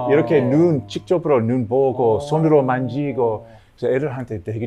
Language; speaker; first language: Korean; non-native, learner; English